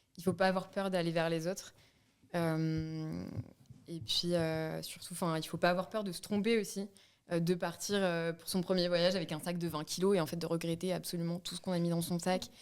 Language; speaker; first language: French; native; French